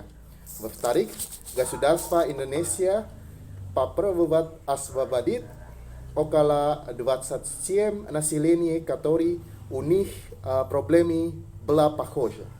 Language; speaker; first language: Russian; non-native, learner; Indonesian